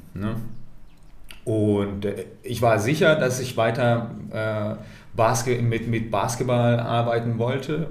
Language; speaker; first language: German; non-native, fluent; Italian